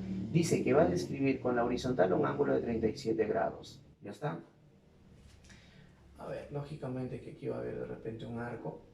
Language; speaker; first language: Spanish; native; Spanish